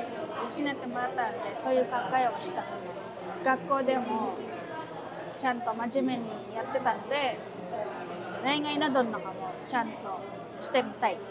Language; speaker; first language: Japanese; non-native, fluent; Filipino